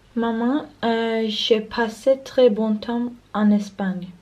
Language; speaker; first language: French; non-native, learner; Turkish